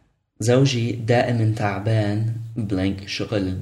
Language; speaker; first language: Arabic; non-native, fluent; English